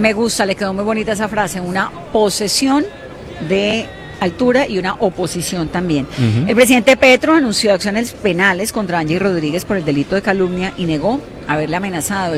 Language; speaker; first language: Spanish; native; Spanish